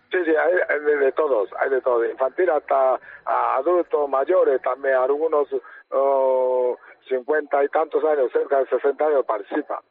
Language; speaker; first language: Spanish; non-native, fluent; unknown